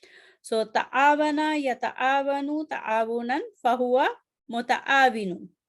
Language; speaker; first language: Arabic; non-native, fluent; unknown